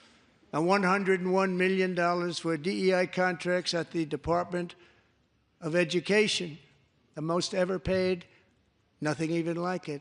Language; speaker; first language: English; native; English